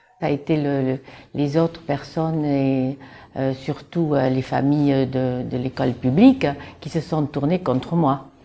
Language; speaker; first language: French; non-native, local second language; Basque